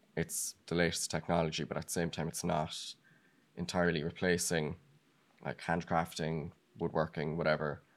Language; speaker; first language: English; native; English